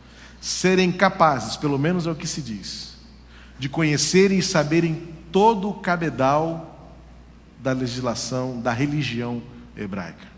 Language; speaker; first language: Portuguese; native; Portuguese